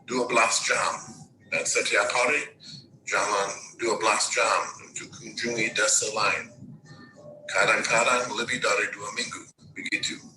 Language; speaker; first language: Indonesian; non-native, fluent; English